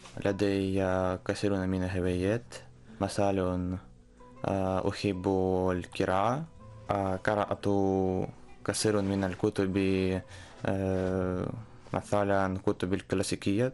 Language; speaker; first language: Arabic; non-native, learner; Russian